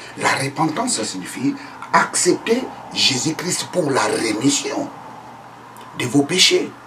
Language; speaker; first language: French; non-native, local second language; Lingala